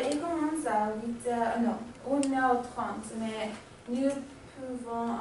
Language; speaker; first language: French; non-native, learner; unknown